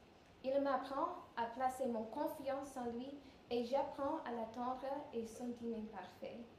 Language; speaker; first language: French; non-native, learner; English